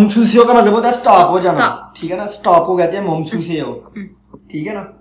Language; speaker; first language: Korean; non-native, learner; Urdu